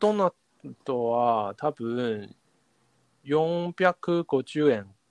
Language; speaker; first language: Japanese; non-native, learner; Chinese